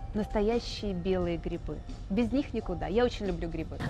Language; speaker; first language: Russian; native; Russian